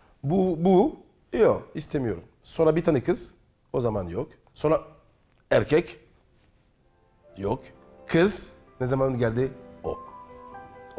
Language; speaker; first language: Turkish; non-native, learner; French